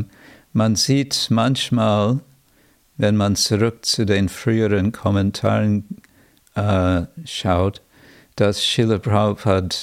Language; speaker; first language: German; non-native, fluent; English